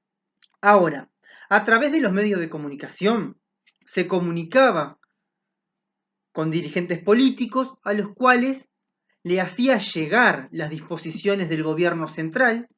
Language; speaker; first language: Spanish; native; Spanish